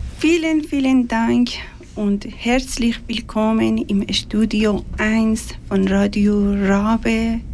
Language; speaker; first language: German; non-native, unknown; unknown